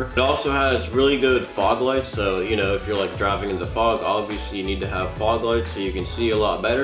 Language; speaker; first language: English; native; English